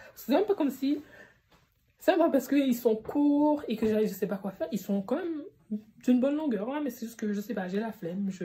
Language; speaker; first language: French; native; French